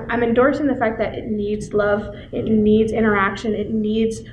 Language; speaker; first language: English; native; English